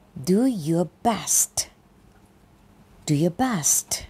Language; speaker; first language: English; non-native, fluent; Thai